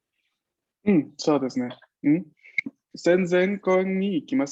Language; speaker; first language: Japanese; non-native, fluent; Spanish